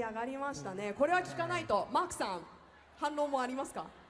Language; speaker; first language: Japanese; native; Japanese